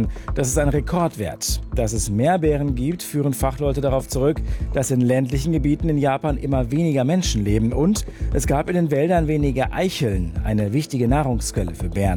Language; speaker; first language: German; native; German